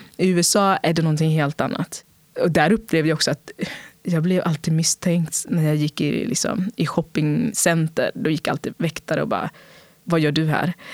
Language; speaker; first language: Swedish; early bilingual, other home language; Portuguese